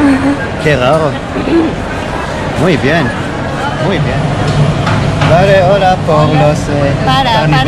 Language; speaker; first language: Spanish; non-native, learner; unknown